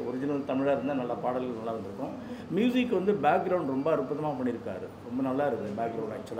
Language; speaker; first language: Tamil; native; Tamil